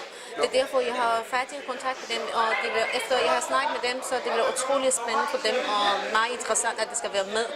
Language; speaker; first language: Danish; non-native, learner; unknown